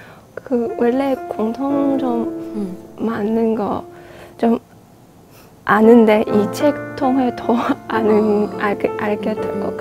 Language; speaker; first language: Korean; non-native, fluent; Chinese